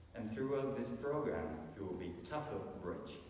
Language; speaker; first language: English; early bilingual, other home language; Japanese